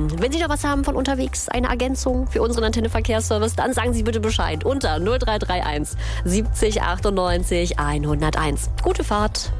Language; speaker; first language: German; native; German